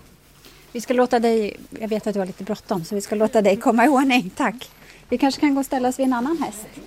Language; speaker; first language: Swedish; native; Swedish